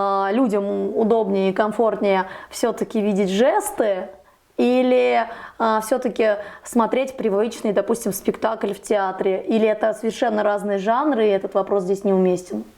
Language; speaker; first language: Russian; native; Russian